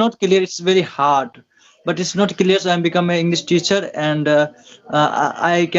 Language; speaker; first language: English; non-native, learner; Hindi